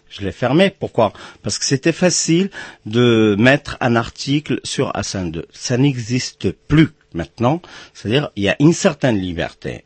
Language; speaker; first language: French; non-native, local second language; Arabic